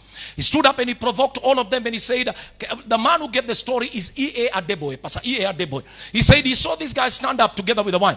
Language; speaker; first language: English; non-native, local second language; Swahili